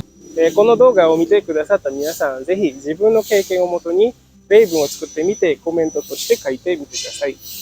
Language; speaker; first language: Japanese; non-native, fluent; Indonesian